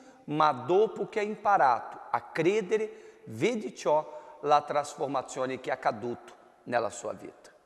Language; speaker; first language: Italian; non-native, fluent; Portuguese